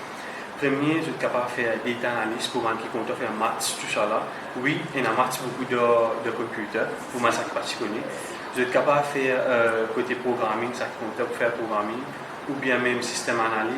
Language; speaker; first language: French; non-native, local second language; Morisyen